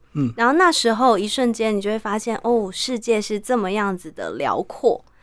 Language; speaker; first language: Chinese; native; Chinese